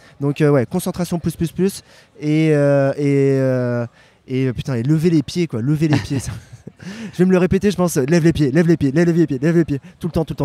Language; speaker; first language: French; native; French